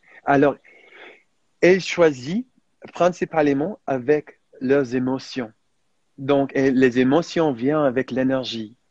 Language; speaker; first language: French; non-native, fluent; English